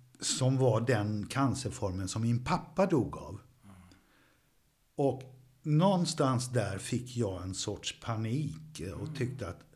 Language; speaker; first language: Swedish; early bilingual, other home language; Yiddish